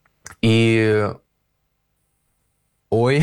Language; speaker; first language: Spanish; non-native, fluent; Russian